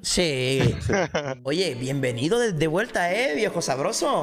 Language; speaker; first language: Spanish; native; Spanish